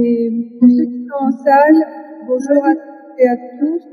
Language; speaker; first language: French; native; French